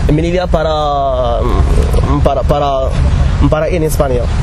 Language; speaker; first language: Spanish; non-native, learner; Arabic